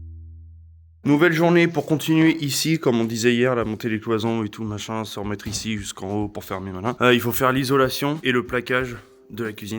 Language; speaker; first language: French; native; French